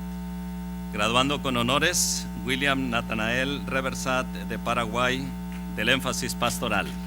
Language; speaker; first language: Spanish; native; Spanish